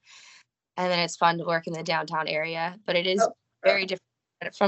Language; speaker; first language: English; native; English